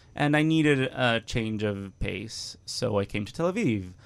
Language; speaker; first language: English; non-native, fluent; Italian